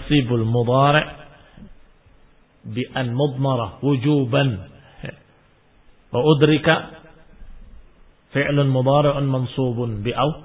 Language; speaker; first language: Arabic; non-native, fluent; Indonesian